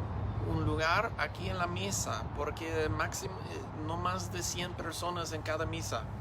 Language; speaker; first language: Spanish; non-native, learner; English